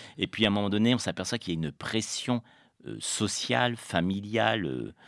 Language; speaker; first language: French; native; French